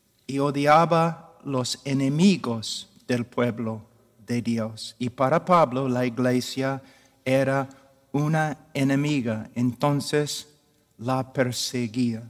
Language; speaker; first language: Spanish; non-native, fluent; English